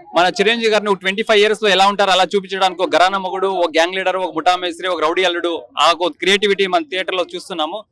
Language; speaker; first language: Telugu; native; Telugu